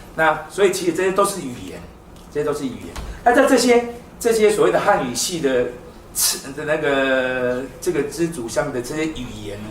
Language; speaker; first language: Chinese; non-native, local second language; Min Nan Chinese